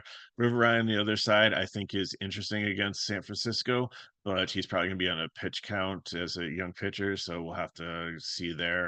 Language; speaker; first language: English; native; English